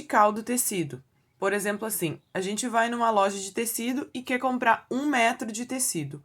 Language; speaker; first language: Portuguese; native; Portuguese